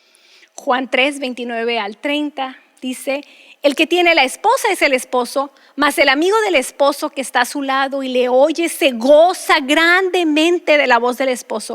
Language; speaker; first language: Spanish; native; Spanish